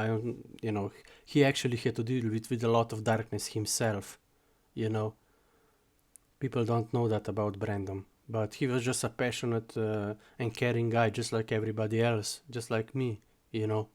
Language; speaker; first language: English; non-native, fluent; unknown